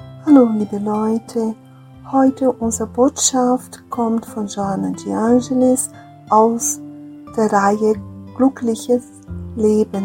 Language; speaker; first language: German; non-native, fluent; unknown